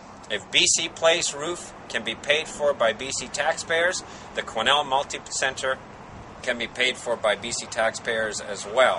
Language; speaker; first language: English; native; English